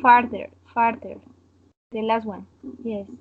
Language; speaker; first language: English; non-native, learner; Spanish